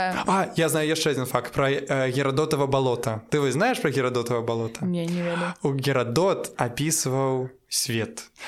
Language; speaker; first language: Belarusian; non-native, local second language; Russian